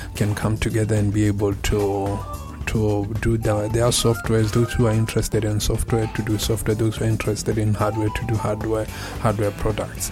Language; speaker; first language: English; non-native, local second language; Tswana